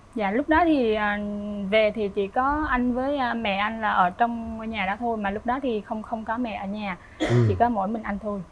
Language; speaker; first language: Vietnamese; native; Vietnamese